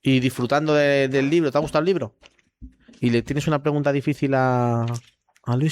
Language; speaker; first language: Spanish; native; Spanish